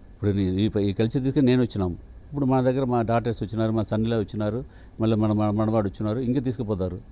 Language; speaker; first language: Telugu; non-native, local second language; Tamil